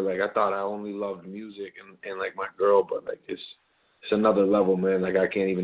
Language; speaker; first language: English; native; English